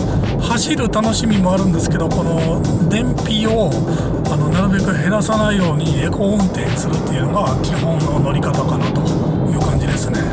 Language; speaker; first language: Japanese; native; Japanese